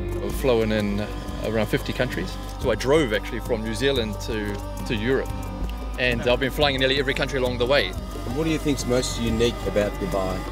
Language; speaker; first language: English; native; English